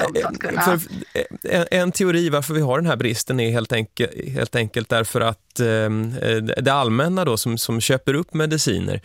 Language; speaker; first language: Swedish; native; Swedish